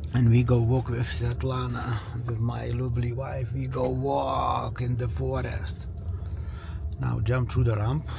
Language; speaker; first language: English; non-native, learner; Lithuanian